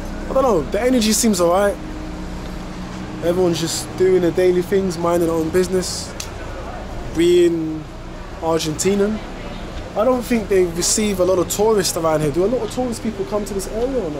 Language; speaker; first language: English; native; English